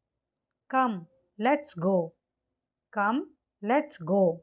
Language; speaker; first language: English; non-native, local second language; Tamil